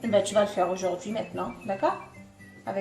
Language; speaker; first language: French; non-native, local second language; Arabic